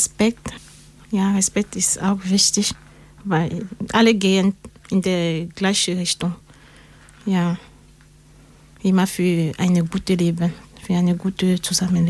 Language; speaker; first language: German; non-native, learner; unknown